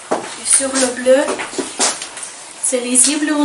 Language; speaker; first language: French; non-native, fluent; Ukrainian